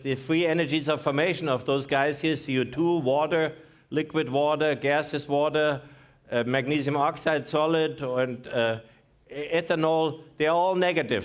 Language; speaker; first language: English; non-native, fluent; German